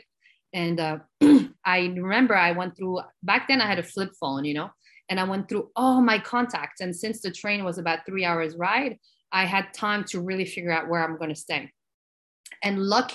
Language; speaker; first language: English; non-native, fluent; Arabic